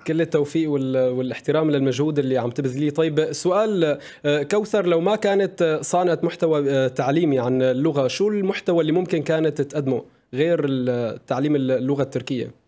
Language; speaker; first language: Arabic; native; Arabic